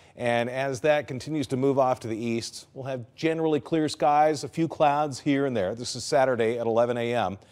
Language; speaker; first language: English; native; English